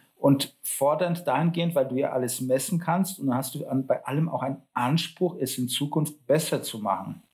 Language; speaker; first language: German; early bilingual, other home language; Polish